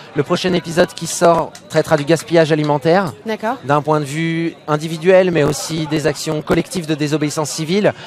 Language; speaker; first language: French; native; French